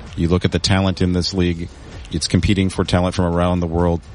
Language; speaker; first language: English; native; English